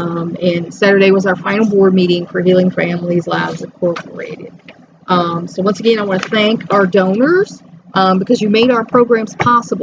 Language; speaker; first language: English; native; English